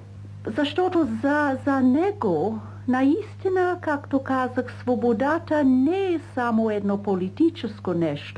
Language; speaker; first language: Bulgarian; non-native, fluent; English